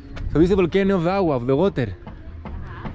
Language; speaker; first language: Spanish; non-native, learner; Greek